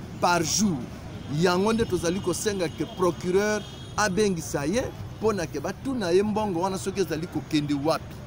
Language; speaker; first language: Lingala; native; Lingala